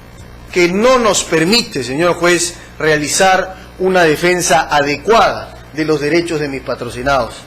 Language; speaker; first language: Spanish; native; Spanish